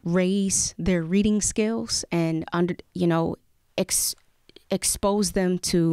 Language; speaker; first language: English; native; English